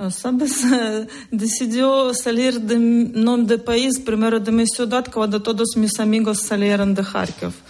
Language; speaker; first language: Spanish; non-native, learner; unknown